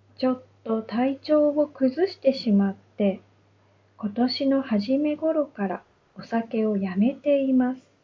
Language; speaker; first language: Japanese; native; Japanese